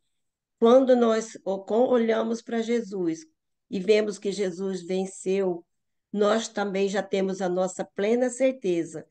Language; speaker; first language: Portuguese; native; Portuguese